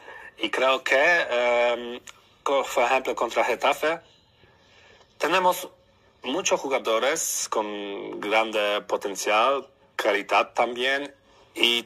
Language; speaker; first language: Spanish; non-native, learner; Polish